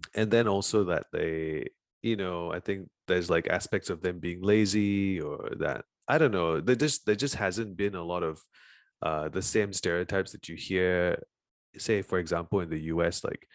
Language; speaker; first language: English; native; English